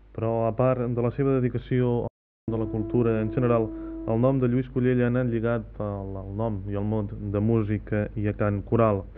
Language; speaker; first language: Catalan; native; Catalan